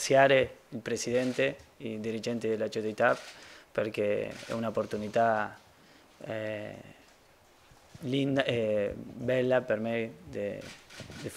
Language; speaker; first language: Italian; non-native, learner; Spanish